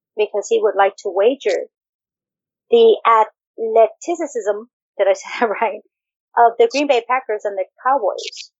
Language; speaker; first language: English; early bilingual, other home language; Spanish